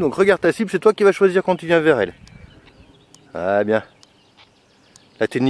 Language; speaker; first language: French; native; French